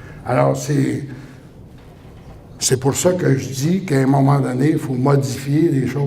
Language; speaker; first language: French; native; French